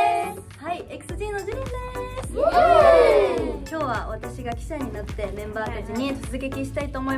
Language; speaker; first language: Japanese; native; Japanese